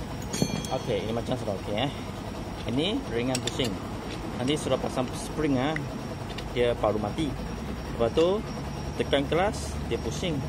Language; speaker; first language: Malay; non-native, local second language; Chinese